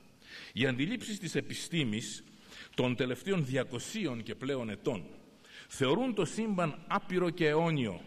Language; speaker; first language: Greek; native; Greek